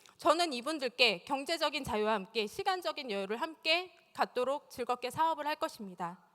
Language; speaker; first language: Korean; native; Korean